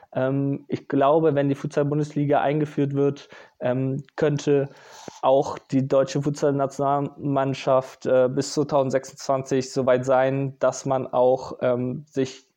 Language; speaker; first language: German; native; German